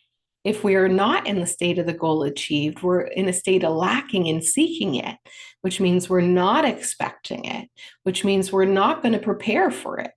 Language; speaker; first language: English; native; English